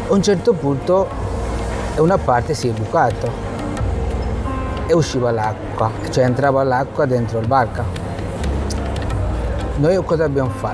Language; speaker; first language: Italian; non-native, learner; Bangla